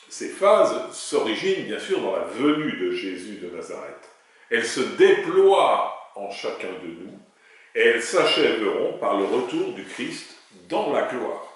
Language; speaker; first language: French; native; French